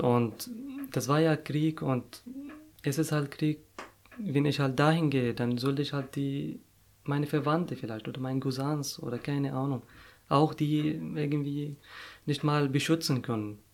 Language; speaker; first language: German; non-native, fluent; Arabic